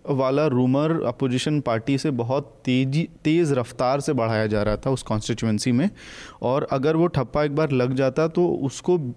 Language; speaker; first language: Hindi; native; Hindi